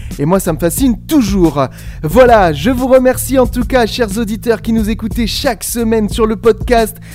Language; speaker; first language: French; native; French